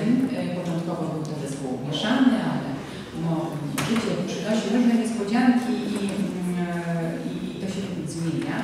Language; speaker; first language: Polish; native; Polish